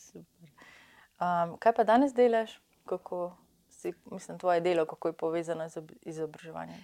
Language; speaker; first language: Slovenian; native; Slovenian